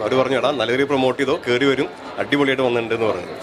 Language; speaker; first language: Malayalam; native; Malayalam